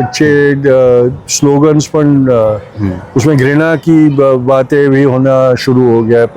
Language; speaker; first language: Hindi; non-native, local second language; Marathi